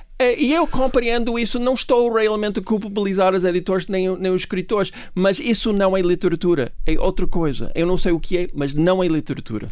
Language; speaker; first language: Portuguese; non-native, fluent; English